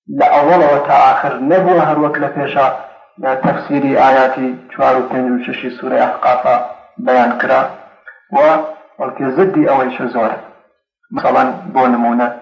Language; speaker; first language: Central Kurdish; non-native, local second language; Gurani